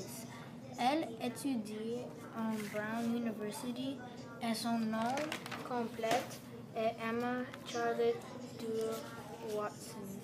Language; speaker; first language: French; non-native, learner; English